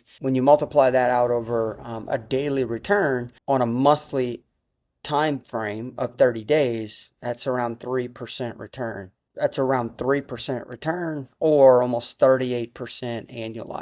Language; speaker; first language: English; native; English